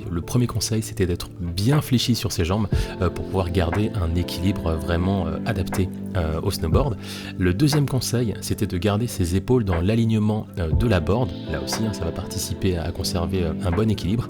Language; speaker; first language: French; native; French